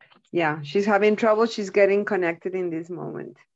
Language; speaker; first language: English; non-native, fluent; Spanish